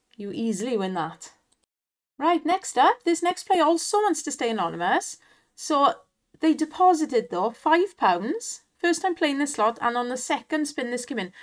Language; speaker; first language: English; native; English